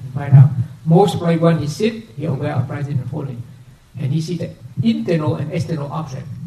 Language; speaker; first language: English; non-native, fluent; Vietnamese